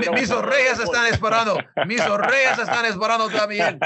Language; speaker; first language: Spanish; non-native, learner; English